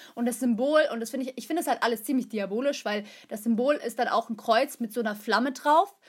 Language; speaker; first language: German; early bilingual, other home language; Turkish